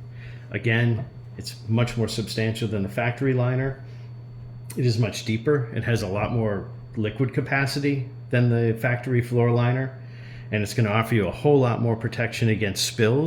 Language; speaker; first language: English; native; English